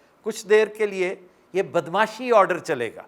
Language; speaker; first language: Urdu; native; Urdu